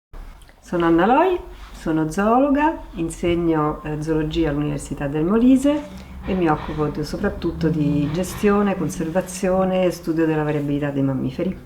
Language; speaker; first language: Italian; native; Italian